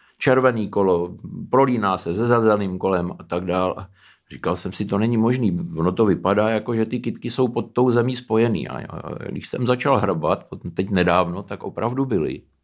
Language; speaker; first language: Czech; early bilingual, heritage; Czech